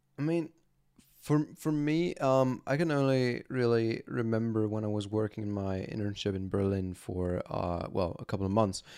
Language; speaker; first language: English; non-native, fluent; German